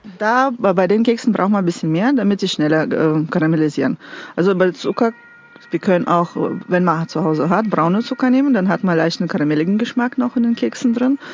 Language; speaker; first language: German; non-native, fluent; Russian